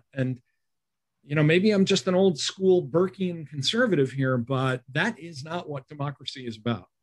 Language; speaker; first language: English; native; English